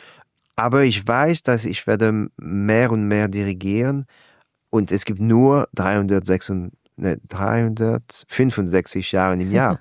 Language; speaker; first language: German; non-native, learner; French